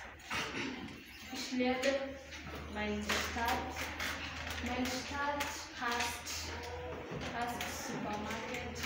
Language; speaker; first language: German; non-native, learner; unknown